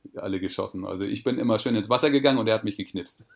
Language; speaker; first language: German; native; German